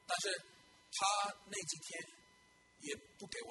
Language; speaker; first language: Chinese; non-native, fluent; English